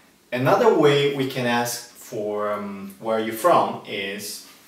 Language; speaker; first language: English; non-native, fluent; Italian